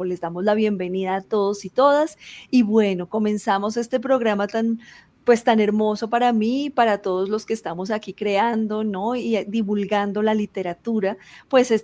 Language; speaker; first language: Spanish; native; Spanish